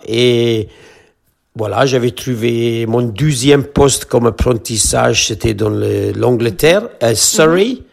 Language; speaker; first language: French; non-native, fluent; English